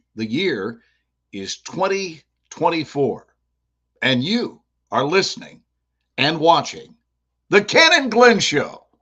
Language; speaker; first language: English; native; English